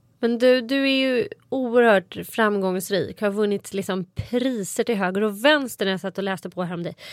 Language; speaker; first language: Swedish; native; Swedish